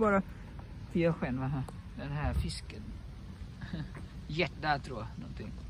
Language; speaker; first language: Swedish; non-native, learner; Vietnamese